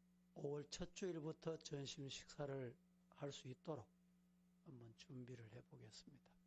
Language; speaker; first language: Korean; native; Korean